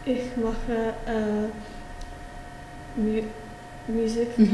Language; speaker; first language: German; non-native, learner; English